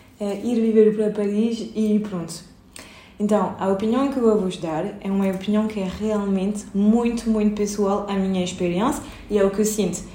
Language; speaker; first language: Portuguese; early bilingual, heritage; Portuguese